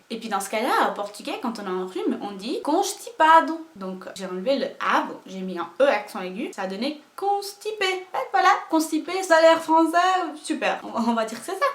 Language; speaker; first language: French; non-native, fluent; Portuguese